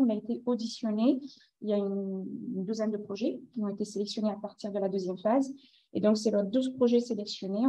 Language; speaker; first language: French; native; French